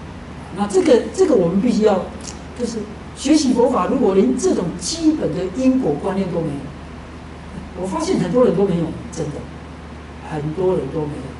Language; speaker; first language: Chinese; native; Chinese